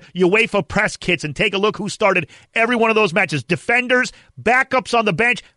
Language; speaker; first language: English; native; English